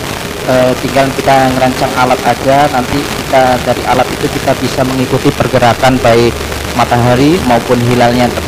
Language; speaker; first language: Indonesian; native; Indonesian